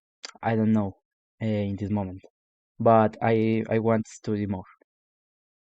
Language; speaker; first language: English; non-native, learner; Spanish